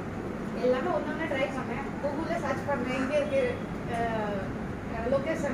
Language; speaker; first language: Tamil; non-native, learner; Bangla